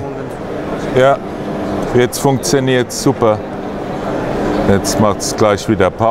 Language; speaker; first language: German; native; German